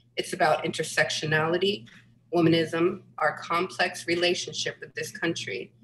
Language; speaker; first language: English; native; English